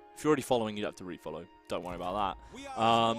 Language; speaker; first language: English; native; English